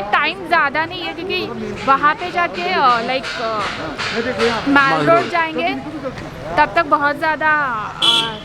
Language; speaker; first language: Hindi; non-native, local second language; Marathi